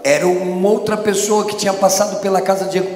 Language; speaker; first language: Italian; non-native, learner; Portuguese